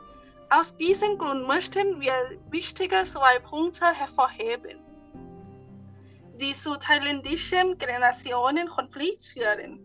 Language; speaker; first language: German; non-native, learner; Thai